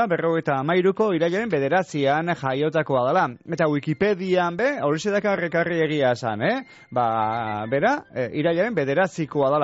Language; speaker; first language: Basque; native; Basque